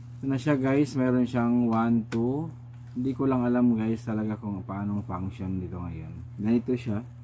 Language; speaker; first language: Filipino; non-native, local second language; Cebuano